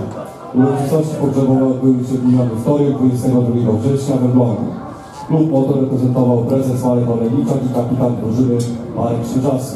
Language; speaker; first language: Polish; native; Polish